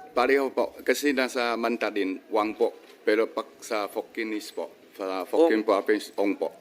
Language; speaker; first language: Filipino; non-native, learner; Chinese